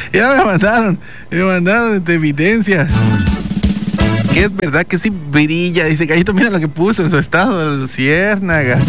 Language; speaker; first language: Spanish; native; Spanish